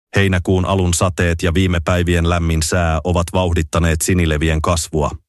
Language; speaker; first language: Finnish; native; Finnish